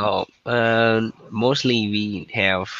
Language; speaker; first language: English; non-native, learner; Thai